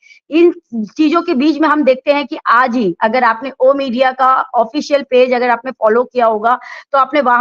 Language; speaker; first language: Hindi; native; Hindi